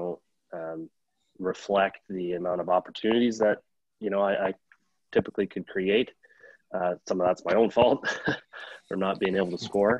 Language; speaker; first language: English; native; English